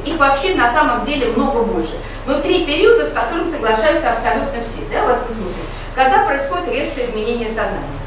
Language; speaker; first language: Russian; native; Russian